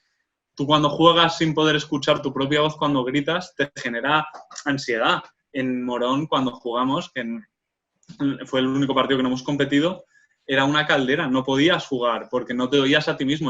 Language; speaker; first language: Spanish; non-native, local second language; Catalan